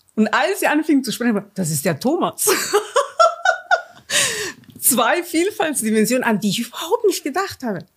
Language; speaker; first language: German; non-native, fluent; Romanian